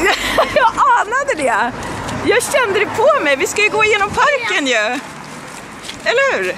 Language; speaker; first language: Swedish; native; Swedish